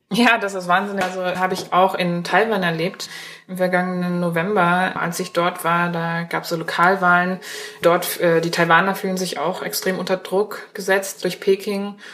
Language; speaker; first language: German; early bilingual, other home language; Chinese